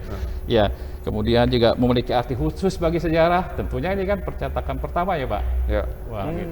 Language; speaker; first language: Indonesian; native; Indonesian